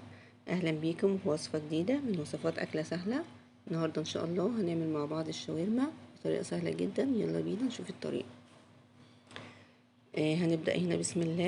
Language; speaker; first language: Arabic; native; Arabic